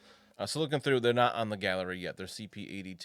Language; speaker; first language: English; native; English